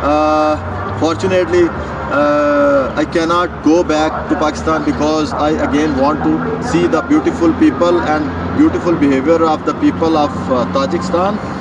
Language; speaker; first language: English; non-native, learner; Urdu